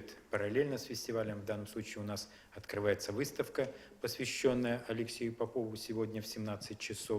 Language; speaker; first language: Russian; native; Russian